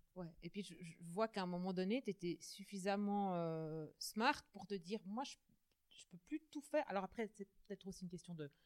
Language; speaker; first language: French; native; French